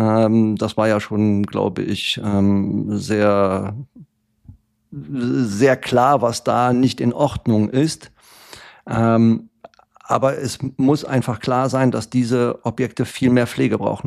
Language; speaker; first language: German; native; German